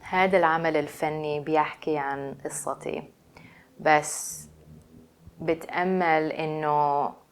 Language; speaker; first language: Arabic; early bilingual, other home language; English